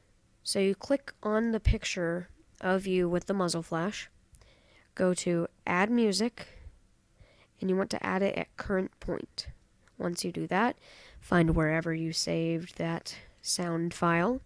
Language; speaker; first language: English; native; English